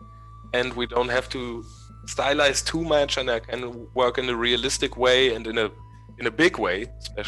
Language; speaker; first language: English; non-native, fluent; German